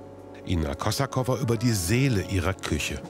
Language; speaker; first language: German; native; German